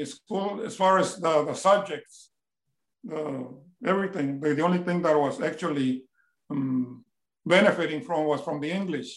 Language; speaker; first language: English; non-native, fluent; Spanish